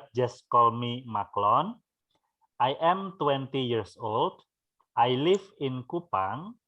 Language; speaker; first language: English; non-native, fluent; Indonesian